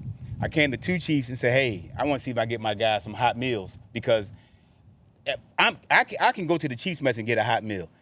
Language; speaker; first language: English; native; English